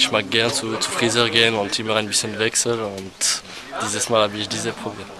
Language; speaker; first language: German; non-native, local second language; French